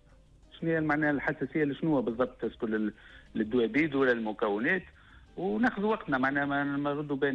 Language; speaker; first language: Arabic; native; Arabic